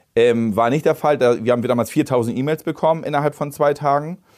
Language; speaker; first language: German; native; German